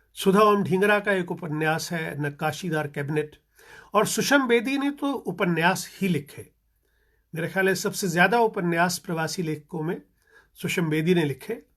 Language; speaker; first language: Hindi; non-native, local second language; Punjabi